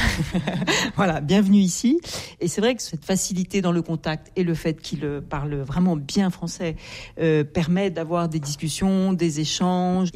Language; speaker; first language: French; native; French